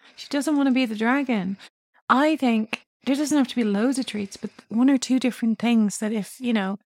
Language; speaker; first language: English; native; English